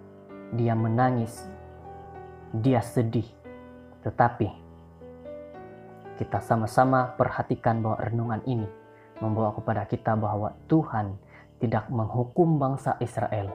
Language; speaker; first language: Indonesian; native; Indonesian